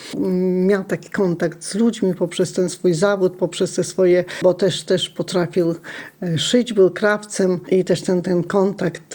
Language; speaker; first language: Polish; non-native, local second language; Lithuanian